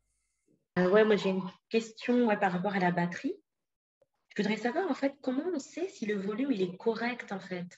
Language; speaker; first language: French; native; French